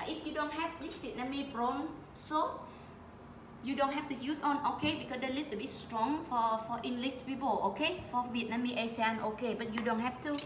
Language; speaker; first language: English; non-native, learner; Vietnamese